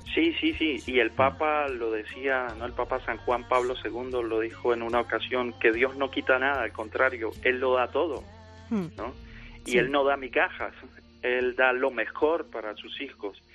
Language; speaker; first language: Spanish; native; Spanish